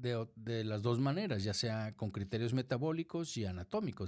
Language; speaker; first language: Spanish; native; Spanish